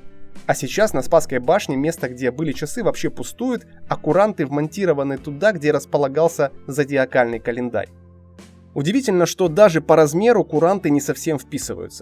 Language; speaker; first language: Russian; native; Russian